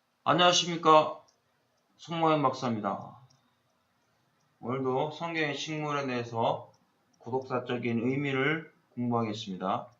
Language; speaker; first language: Korean; native; Korean